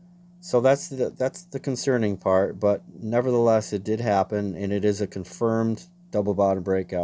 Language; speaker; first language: English; native; English